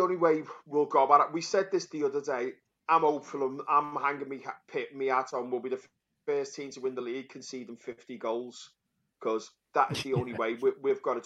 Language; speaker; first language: English; native; English